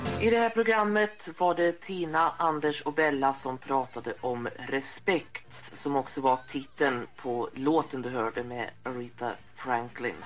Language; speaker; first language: Swedish; native; Swedish